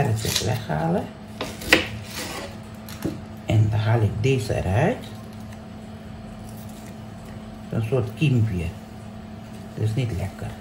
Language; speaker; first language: Dutch; non-native, local second language; Caribbean Hindustani